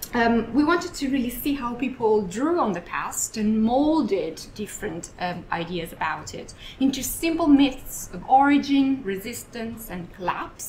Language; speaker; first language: English; non-native, fluent; Italian